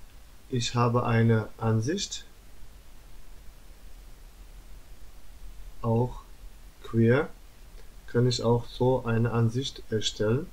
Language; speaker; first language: German; non-native, learner; Turkish